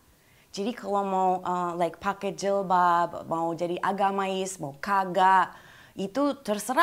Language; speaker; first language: Indonesian; non-native, fluent; English